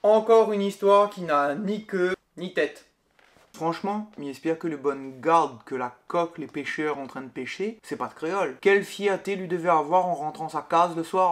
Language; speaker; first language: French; non-native, local second language; Réunion Creole French